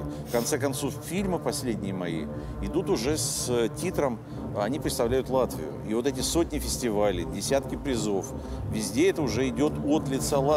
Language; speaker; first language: Russian; native; Russian